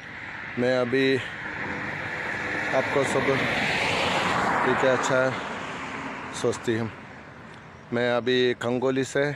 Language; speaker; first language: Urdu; non-native, learner; Malayalam